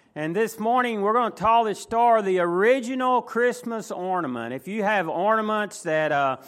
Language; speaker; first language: English; native; English